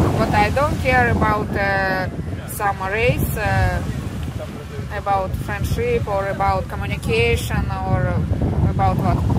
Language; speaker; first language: English; non-native, learner; Russian